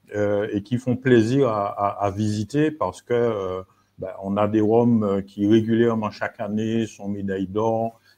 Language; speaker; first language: French; native; French